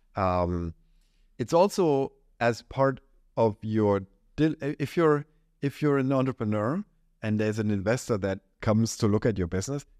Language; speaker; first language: English; non-native, fluent; German